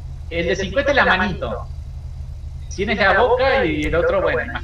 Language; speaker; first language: Spanish; native; Spanish